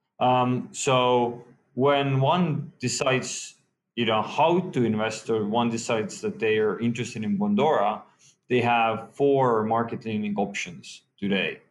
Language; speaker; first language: English; non-native, fluent; Estonian